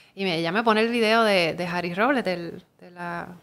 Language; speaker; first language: Spanish; native; Spanish